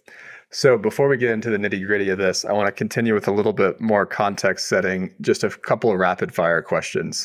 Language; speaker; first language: English; native; English